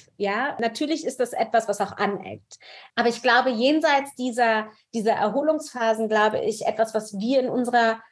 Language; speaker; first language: German; native; German